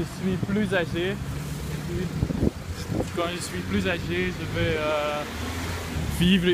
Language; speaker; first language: French; non-native, learner; Dutch